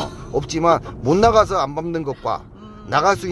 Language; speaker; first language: Korean; native; Korean